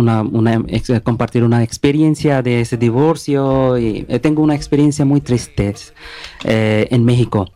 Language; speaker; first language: Spanish; non-native, learner; Bangla